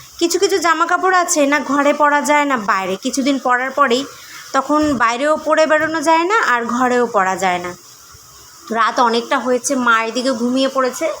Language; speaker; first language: Bangla; native; Bangla